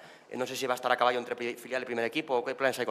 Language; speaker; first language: Spanish; native; Spanish